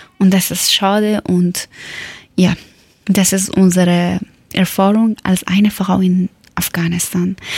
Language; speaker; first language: German; non-native, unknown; Persian